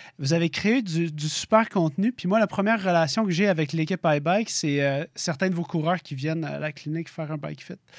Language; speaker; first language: French; native; French